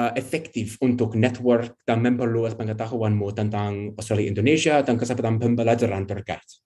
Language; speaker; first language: Indonesian; non-native, fluent; English